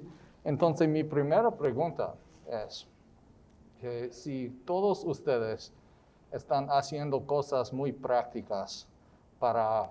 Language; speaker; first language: Spanish; non-native, fluent; English